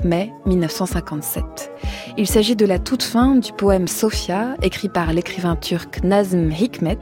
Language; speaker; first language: French; native; French